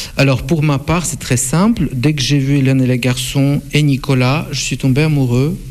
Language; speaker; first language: French; non-native, fluent; Russian